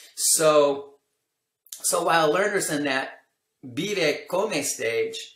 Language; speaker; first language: English; native; English